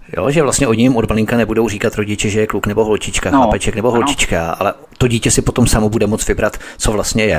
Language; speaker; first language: Czech; native; Czech